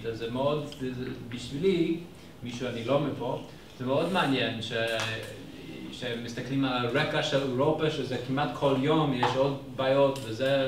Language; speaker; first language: Hebrew; non-native, fluent; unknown